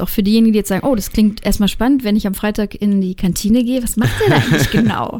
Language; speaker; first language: German; native; German